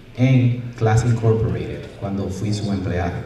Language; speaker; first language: Spanish; early bilingual, other home language; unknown